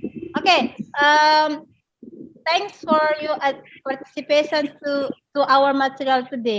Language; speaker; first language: English; non-native, learner; Indonesian